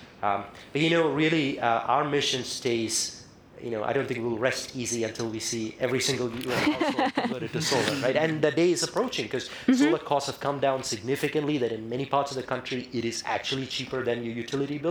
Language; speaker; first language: English; non-native, local second language; Tamil